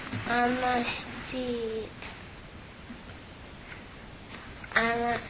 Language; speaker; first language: Russian; early bilingual, heritage; Russian